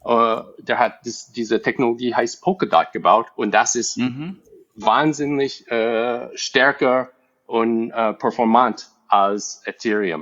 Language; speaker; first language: German; non-native, fluent; English